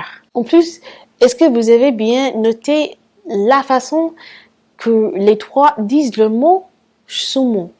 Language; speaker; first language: French; non-native, fluent; English